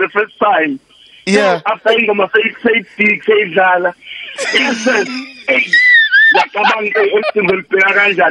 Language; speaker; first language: English; non-native, local second language; Zulu